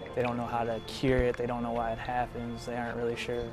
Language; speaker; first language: English; native; English